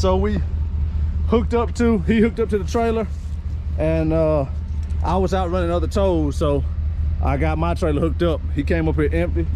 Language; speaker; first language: English; native; English